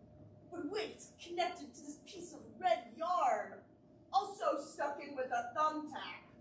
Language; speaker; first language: English; native; English